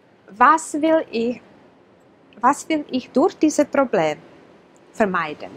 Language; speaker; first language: German; non-native, fluent; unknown